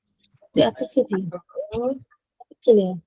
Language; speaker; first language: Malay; non-native, local second language; Javanese